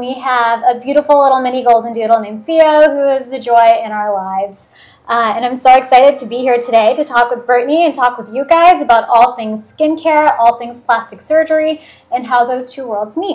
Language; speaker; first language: English; early bilingual, other home language; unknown